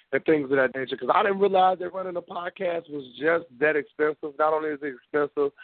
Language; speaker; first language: English; native; English